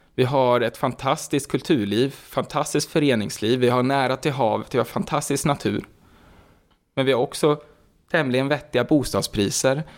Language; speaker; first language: Swedish; native; Swedish